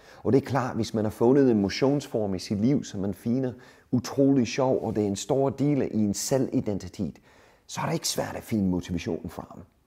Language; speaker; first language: Danish; non-native, fluent; English